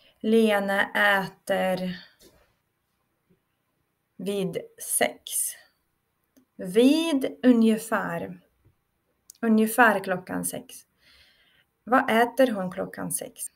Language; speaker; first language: Swedish; non-native, fluent; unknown